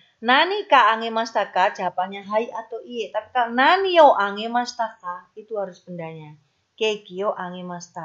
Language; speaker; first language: Japanese; non-native, fluent; Indonesian